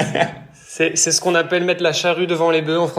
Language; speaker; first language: French; native; French